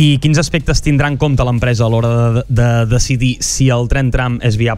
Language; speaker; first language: Catalan; native; Catalan